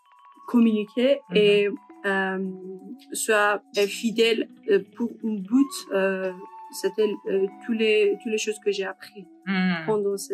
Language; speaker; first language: French; non-native, learner; Persian